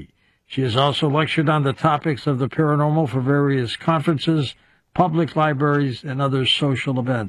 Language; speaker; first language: English; native; English